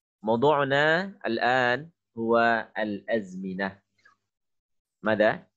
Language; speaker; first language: Arabic; non-native, fluent; Indonesian